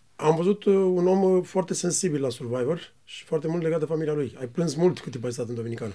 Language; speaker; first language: Romanian; native; Romanian